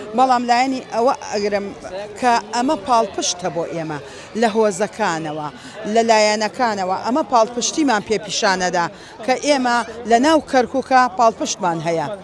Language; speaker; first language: Central Kurdish; native; Central Kurdish